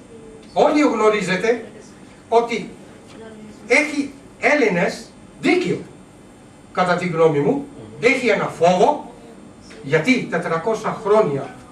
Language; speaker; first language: Greek; non-native, learner; Urdu